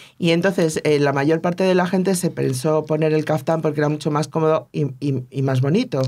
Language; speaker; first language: Spanish; native; Spanish